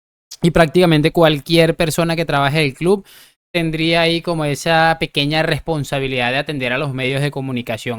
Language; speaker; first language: Spanish; native; Spanish